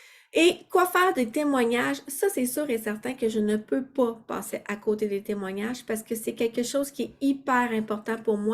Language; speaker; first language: French; native; French